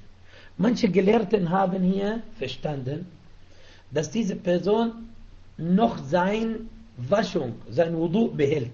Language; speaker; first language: German; non-native, fluent; Arabic